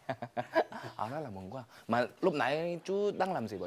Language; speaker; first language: Vietnamese; non-native, fluent; Korean